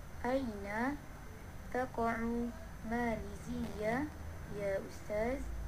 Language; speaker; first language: Arabic; non-native, learner; Malay